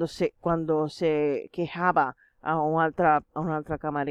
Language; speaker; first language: Spanish; non-native, fluent; English